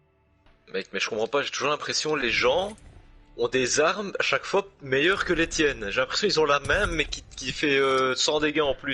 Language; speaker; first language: French; native; French